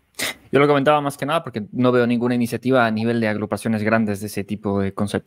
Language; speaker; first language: Spanish; native; Spanish